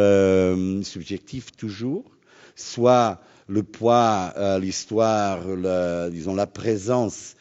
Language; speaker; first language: French; non-native, fluent; Portuguese